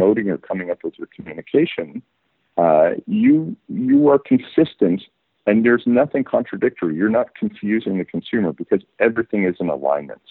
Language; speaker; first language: English; native; English